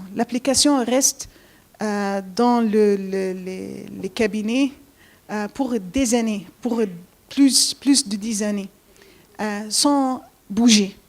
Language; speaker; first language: French; non-native, fluent; Arabic